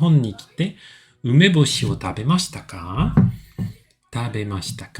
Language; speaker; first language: Japanese; non-native, fluent; French